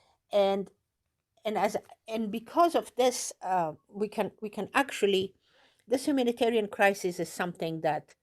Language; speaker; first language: English; non-native, fluent; Persian